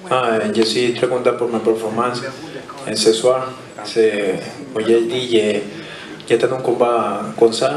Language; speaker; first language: French; non-native, learner; Spanish